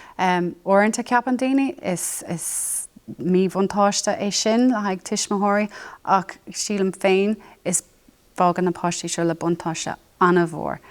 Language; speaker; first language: Irish; non-native, local second language; English